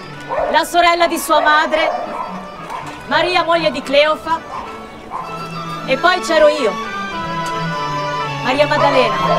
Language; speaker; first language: Italian; native; Italian